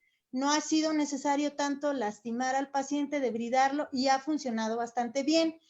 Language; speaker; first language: Spanish; native; Spanish